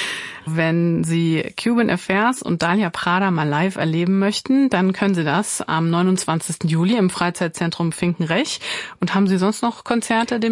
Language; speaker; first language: German; native; German